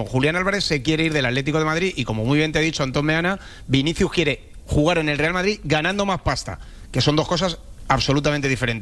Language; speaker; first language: Spanish; native; Spanish